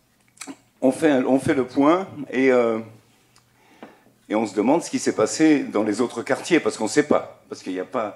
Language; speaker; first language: French; native; French